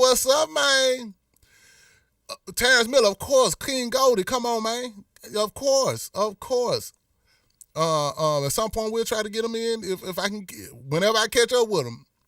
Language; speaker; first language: English; native; English